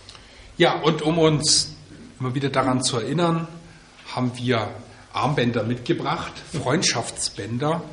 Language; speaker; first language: German; native; German